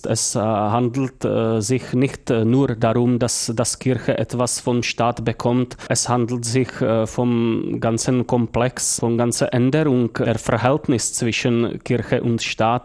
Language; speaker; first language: German; non-native, fluent; Czech